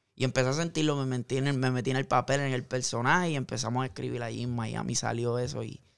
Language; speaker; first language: Spanish; native; Spanish